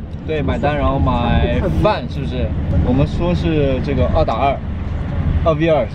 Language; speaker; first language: Chinese; native; Chinese